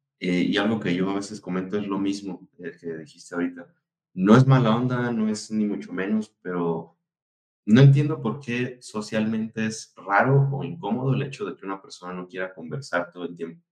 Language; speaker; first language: Spanish; native; Spanish